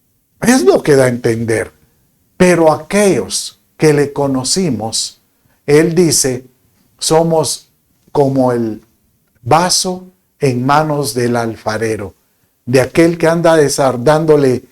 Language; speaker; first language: Spanish; native; Spanish